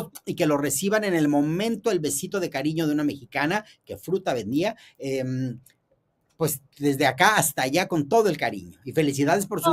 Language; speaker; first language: Spanish; native; Spanish